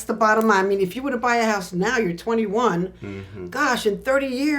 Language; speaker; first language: English; native; English